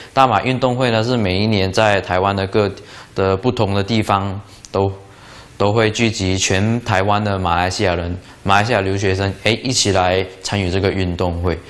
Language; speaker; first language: Chinese; native; Chinese